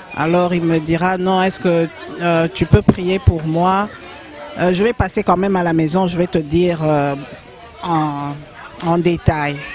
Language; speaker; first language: French; non-native, local second language; Lingala